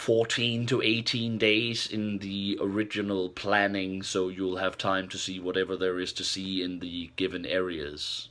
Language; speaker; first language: English; non-native, fluent; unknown